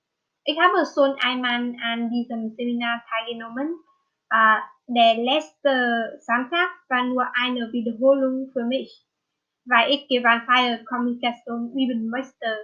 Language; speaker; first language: German; non-native, learner; Vietnamese